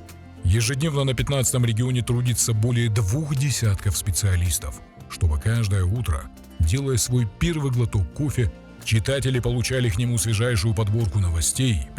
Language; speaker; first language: Russian; native; Russian